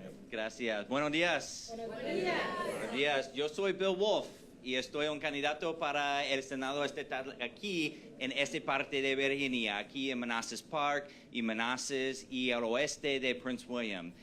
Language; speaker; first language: Spanish; non-native, fluent; English